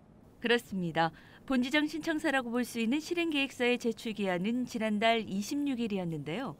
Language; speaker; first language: Korean; native; Korean